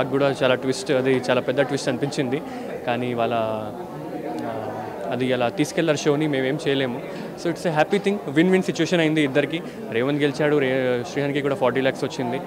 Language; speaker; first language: Telugu; non-native, local second language; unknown